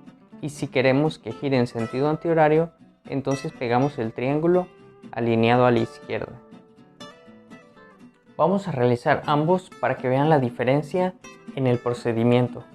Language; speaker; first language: Spanish; native; Spanish